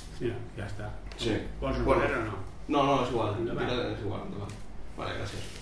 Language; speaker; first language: Catalan; non-native, local second language; Spanish